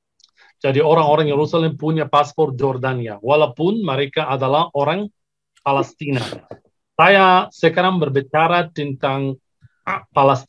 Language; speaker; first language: Indonesian; non-native, fluent; Arabic